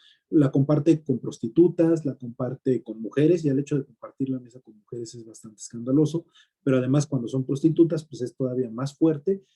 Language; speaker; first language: Spanish; native; Spanish